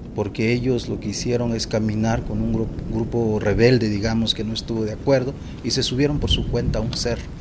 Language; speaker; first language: Spanish; native; Spanish